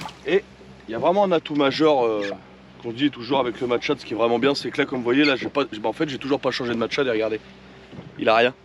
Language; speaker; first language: French; native; French